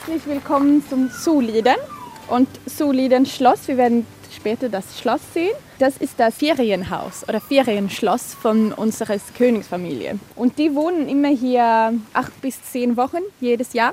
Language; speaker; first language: German; non-native, fluent; Swedish